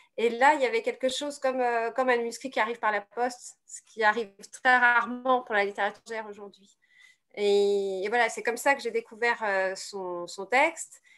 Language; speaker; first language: French; native; French